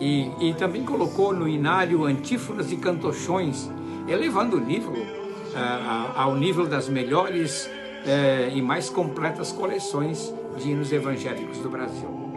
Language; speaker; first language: Portuguese; native; Portuguese